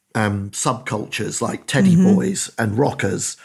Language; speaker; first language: English; native; English